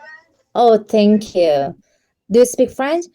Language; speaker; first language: English; non-native, learner; Turkish